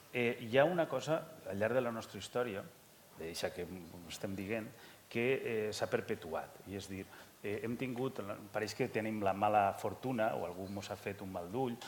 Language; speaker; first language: Catalan; native; Catalan